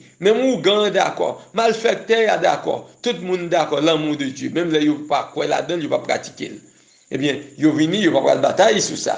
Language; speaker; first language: French; non-native, local second language; Haitian Creole